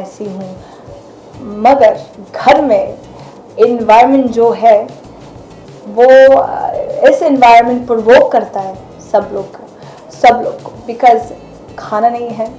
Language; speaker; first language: Hindi; non-native, fluent; English